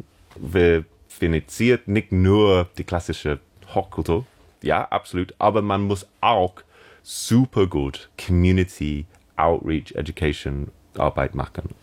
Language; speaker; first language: German; non-native, learner; English